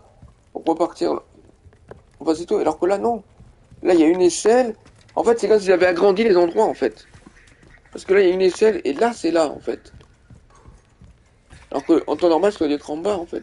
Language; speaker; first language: French; native; French